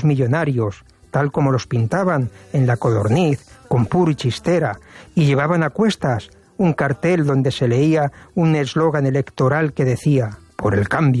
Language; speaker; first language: Spanish; native; Spanish